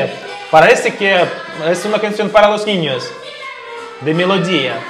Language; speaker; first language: Spanish; non-native, fluent; Russian